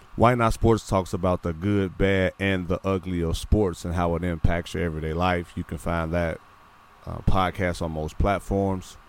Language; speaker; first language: English; native; English